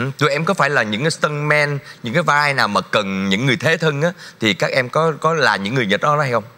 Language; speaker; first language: Vietnamese; native; Vietnamese